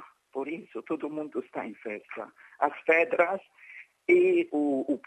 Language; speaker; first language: Portuguese; non-native, fluent; Arabic